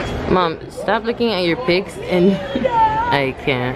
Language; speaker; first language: English; early bilingual, other home language; Spanish